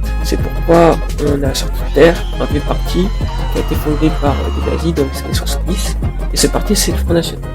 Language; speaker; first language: French; native; French